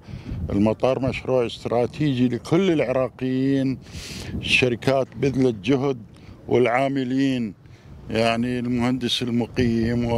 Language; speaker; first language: Arabic; native; Arabic